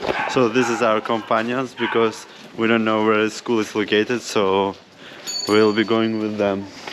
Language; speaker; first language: English; non-native, fluent; Russian